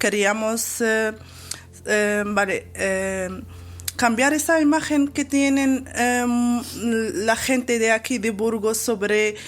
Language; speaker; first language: Spanish; non-native, fluent; Arabic